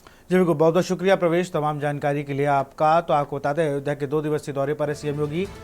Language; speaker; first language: Hindi; native; Hindi